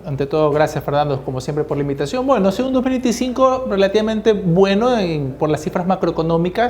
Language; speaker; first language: Spanish; native; Spanish